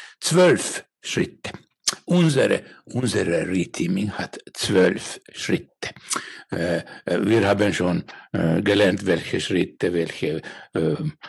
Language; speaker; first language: German; non-native, learner; Finnish